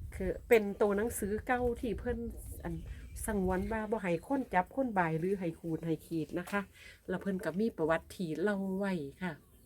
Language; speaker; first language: Thai; non-native, local second language; Northeastern Thai